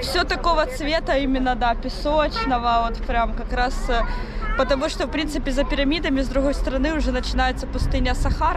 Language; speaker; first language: Russian; native; Russian